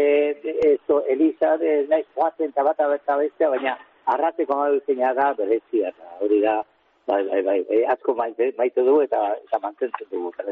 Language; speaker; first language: Basque; native; Basque